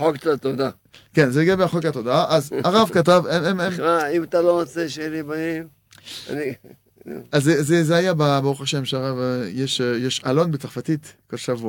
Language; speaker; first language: Hebrew; non-native, fluent; French